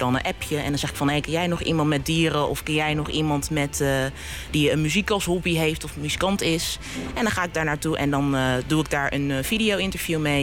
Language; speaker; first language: Dutch; native; Dutch